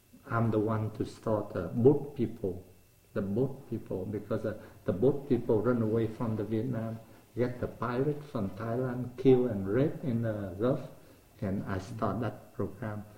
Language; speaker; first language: English; non-native, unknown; Vietnamese